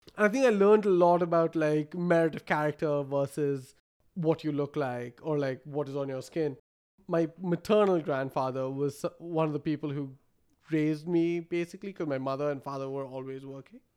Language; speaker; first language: English; non-native, local second language; Malayalam